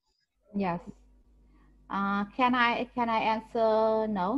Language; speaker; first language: English; non-native, learner; Vietnamese